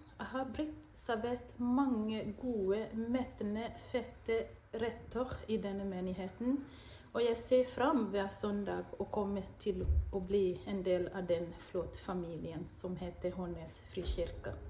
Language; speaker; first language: Norwegian; non-native, fluent; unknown